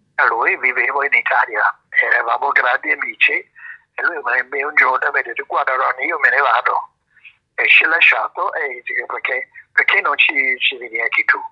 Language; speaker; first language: Italian; non-native, fluent; English